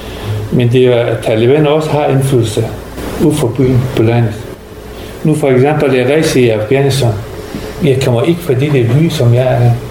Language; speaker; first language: Danish; non-native, learner; Persian